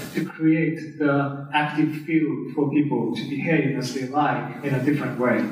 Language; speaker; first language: English; non-native, fluent; Japanese